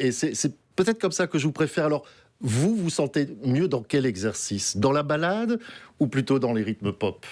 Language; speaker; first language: French; native; French